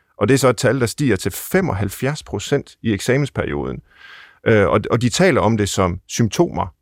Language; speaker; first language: Danish; native; Danish